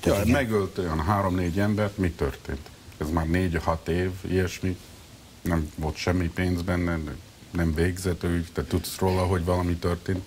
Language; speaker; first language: Hungarian; early bilingual, heritage; Hungarian